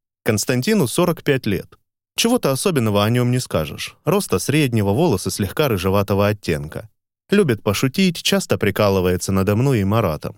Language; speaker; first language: Russian; native; Russian